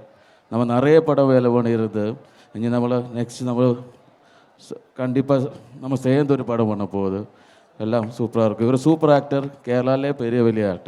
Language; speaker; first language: Tamil; non-native, learner; Malayalam